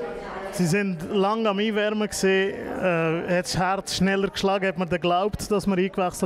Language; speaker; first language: German; native; German